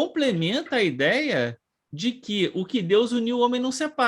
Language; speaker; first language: Portuguese; native; Portuguese